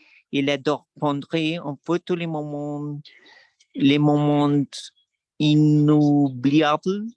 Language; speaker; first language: French; non-native, learner; Spanish